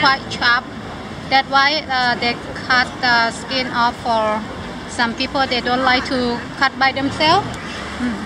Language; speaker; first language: English; non-native, local second language; Thai